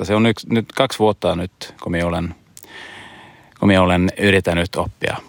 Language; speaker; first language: Finnish; non-native, learner; Swedish